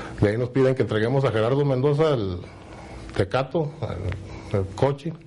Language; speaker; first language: Spanish; native; Spanish